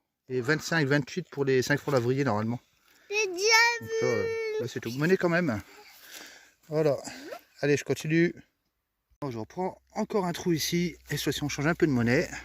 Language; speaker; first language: French; native; French